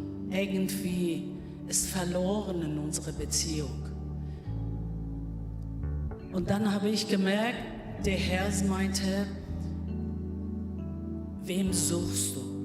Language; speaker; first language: German; non-native, learner; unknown